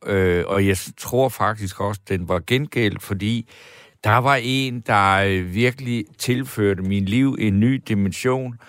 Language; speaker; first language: Danish; native; Danish